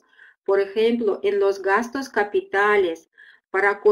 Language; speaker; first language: Spanish; non-native, fluent; Russian